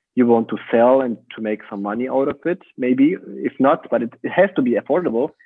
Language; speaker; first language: English; non-native, fluent; German